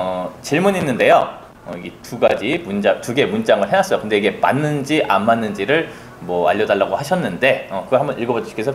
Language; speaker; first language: Korean; native; Korean